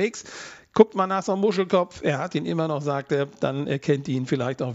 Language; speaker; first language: German; native; German